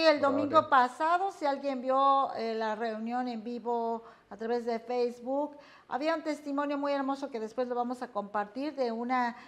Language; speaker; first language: Spanish; native; Spanish